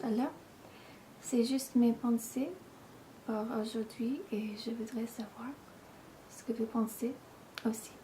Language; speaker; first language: French; non-native, fluent; English